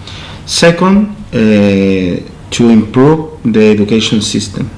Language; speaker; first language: English; non-native, learner; Spanish